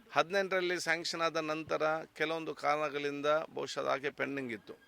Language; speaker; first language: Kannada; non-native, local second language; Malayalam